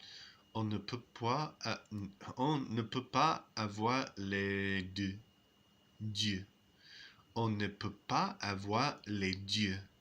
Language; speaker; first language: French; non-native, learner; English